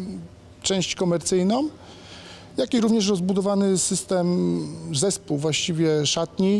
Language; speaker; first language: Polish; native; Polish